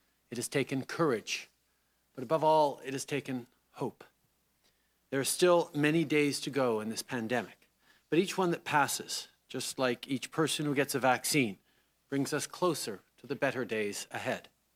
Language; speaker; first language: English; early bilingual, other home language; French